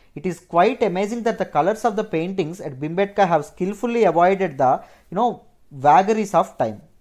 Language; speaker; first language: English; non-native, local second language; Telugu